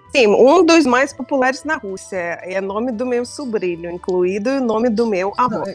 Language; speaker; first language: Portuguese; non-native, fluent; Russian